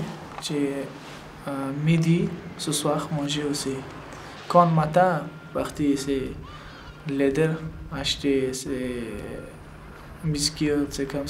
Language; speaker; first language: French; non-native, learner; Persian